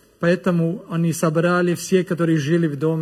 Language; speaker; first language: Russian; non-native, learner; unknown